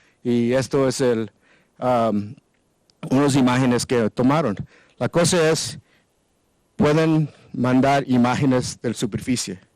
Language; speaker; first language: Spanish; non-native, learner; English